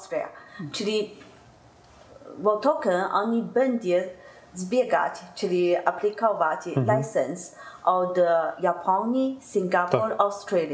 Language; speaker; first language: Polish; non-native, learner; Chinese